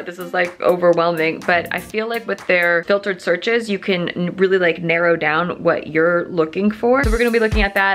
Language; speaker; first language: English; native; English